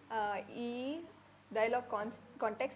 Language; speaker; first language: Telugu; non-native, learner; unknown